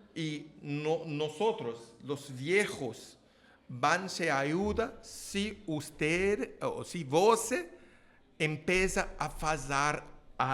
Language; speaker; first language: Spanish; non-native, learner; English